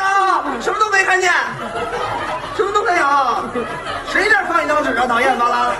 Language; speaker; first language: Chinese; native; Chinese